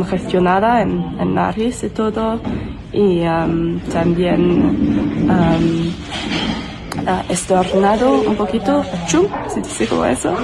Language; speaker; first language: Spanish; non-native, learner; English